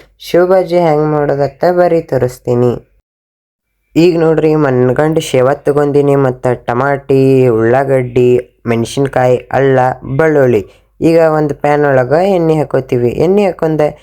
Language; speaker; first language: Kannada; native; Kannada